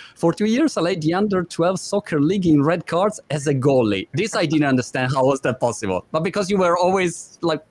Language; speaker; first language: English; non-native, fluent; Italian